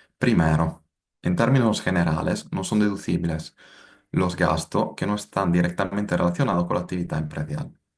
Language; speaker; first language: Spanish; non-native, fluent; Italian